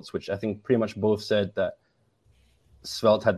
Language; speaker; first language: English; native; English